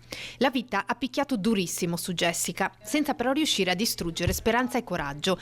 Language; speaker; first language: Italian; native; Italian